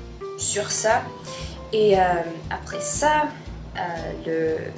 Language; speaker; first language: French; non-native, learner; English